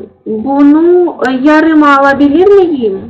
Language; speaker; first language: Turkish; non-native, learner; Russian